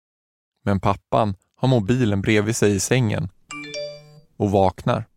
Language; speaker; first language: Swedish; native; Swedish